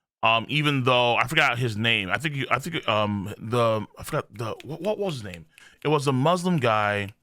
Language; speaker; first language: English; native; English